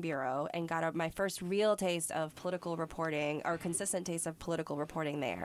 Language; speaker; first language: English; native; English